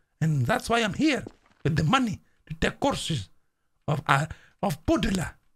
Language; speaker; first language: English; non-native, learner; French